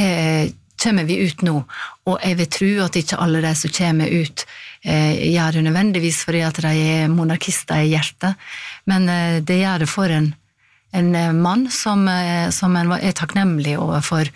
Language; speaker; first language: Norwegian; native; Norwegian